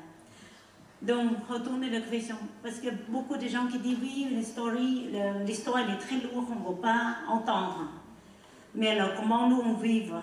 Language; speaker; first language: French; non-native, learner; Khmer